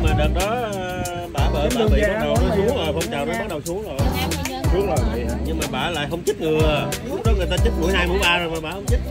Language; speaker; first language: Vietnamese; native; Vietnamese